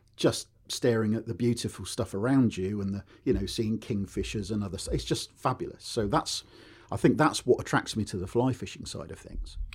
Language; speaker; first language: English; native; English